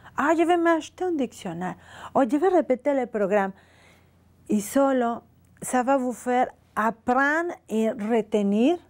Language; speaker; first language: French; non-native, learner; Spanish